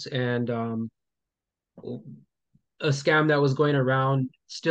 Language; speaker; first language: English; native; English